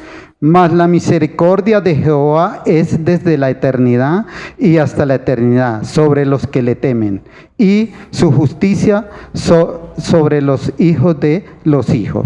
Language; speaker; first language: Spanish; native; Spanish